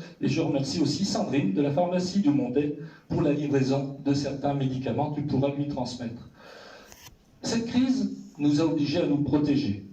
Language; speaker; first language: French; native; French